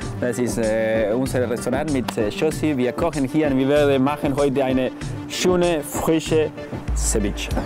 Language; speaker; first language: German; non-native, learner; Spanish